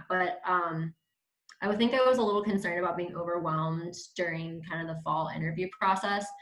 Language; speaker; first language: English; native; English